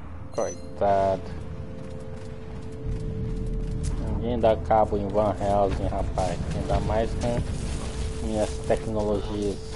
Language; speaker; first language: Portuguese; native; Portuguese